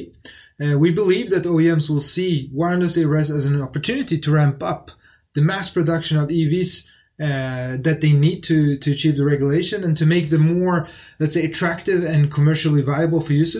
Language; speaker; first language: English; non-native, fluent; Swedish